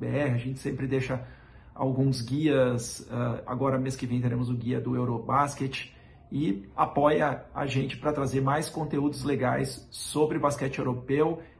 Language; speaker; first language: Portuguese; native; Portuguese